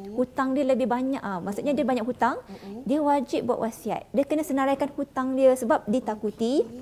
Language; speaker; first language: Malay; native; Malay